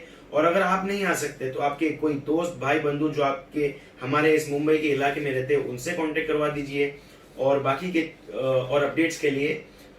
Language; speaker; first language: Hindi; native; Hindi